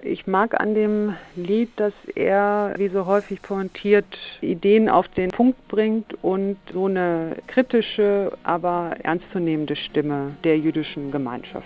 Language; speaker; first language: German; native; German